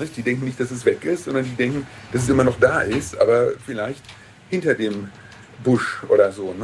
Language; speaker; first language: German; native; German